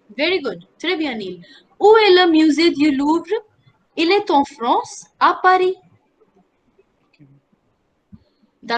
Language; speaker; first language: French; non-native, fluent; Hindi